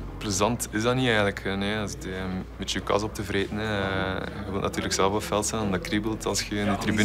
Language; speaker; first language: Dutch; native; Dutch